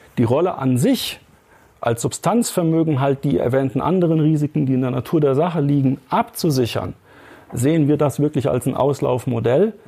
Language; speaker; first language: German; native; German